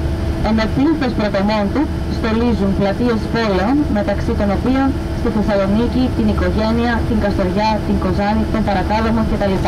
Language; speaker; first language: Greek; native; Greek